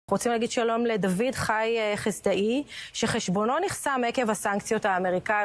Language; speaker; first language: Hebrew; native; Hebrew